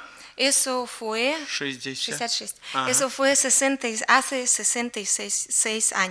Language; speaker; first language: Spanish; non-native, learner; Russian